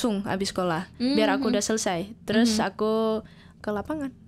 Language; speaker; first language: Indonesian; early bilingual, heritage; Indonesian